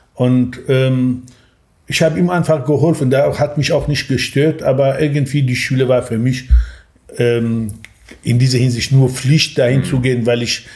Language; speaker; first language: German; non-native, fluent; Persian